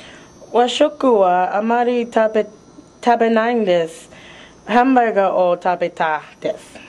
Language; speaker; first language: Japanese; non-native, learner; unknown